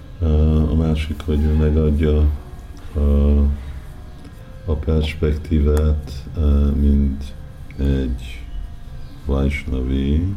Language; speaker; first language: Hungarian; early bilingual, heritage; Hungarian